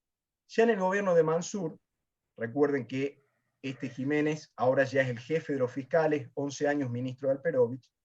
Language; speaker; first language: Spanish; native; Spanish